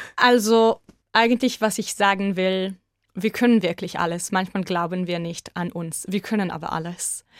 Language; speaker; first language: German; non-native, fluent; Hebrew